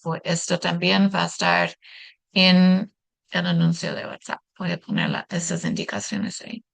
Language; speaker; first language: Spanish; non-native, fluent; English